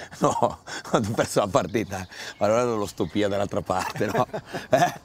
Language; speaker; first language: Italian; native; Italian